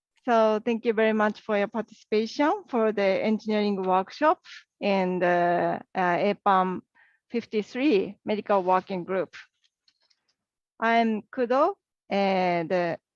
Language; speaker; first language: English; non-native, learner; Japanese